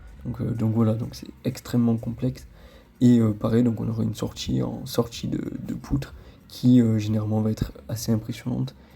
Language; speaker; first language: French; native; French